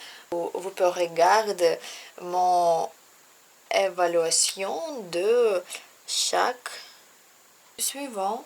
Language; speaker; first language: French; non-native, learner; Russian